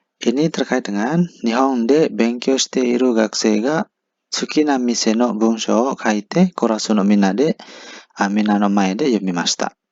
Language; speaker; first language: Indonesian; native; Indonesian